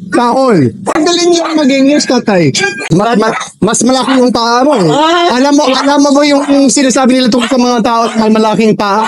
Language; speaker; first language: Filipino; non-native, learner; English